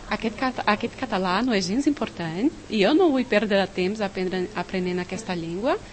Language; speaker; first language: Catalan; non-native, fluent; Portuguese